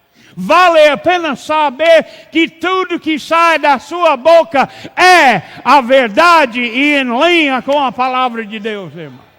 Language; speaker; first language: Portuguese; non-native, learner; English